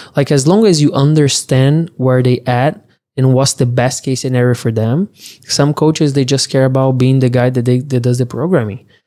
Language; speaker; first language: English; early bilingual, other home language; Portuguese